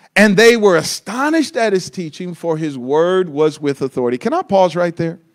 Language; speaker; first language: English; native; English